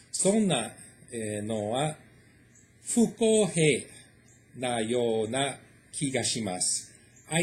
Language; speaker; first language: Japanese; non-native, fluent; English